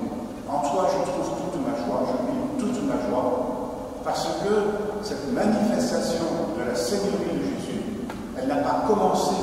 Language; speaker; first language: French; native; French